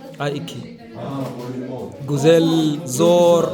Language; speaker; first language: Turkish; non-native, learner; Arabic